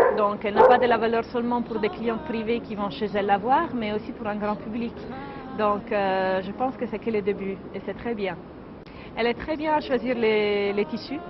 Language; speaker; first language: French; non-native, fluent; Italian